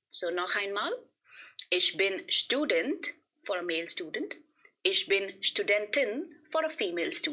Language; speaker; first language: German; non-native, fluent; Hindi